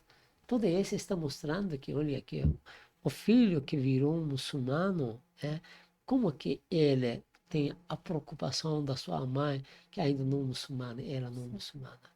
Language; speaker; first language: Portuguese; non-native, learner; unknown